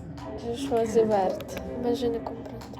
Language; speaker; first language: French; non-native, learner; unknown